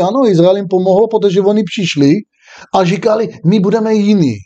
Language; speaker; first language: Czech; non-native, fluent; Hebrew